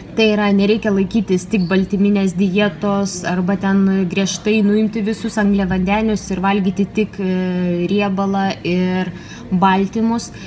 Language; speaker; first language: Lithuanian; non-native, local second language; Russian